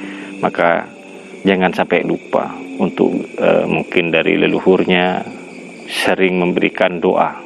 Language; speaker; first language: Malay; non-native, local second language; Madurese